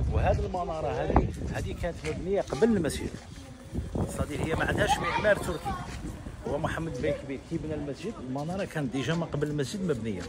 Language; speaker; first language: Arabic; native; Arabic